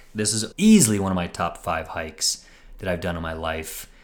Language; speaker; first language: English; native; English